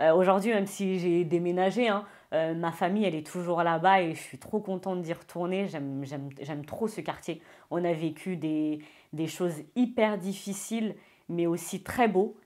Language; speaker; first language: French; native; French